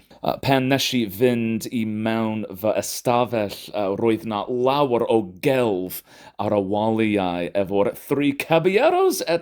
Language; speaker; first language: Welsh; non-native, fluent; English